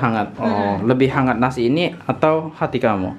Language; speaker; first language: Indonesian; native; Indonesian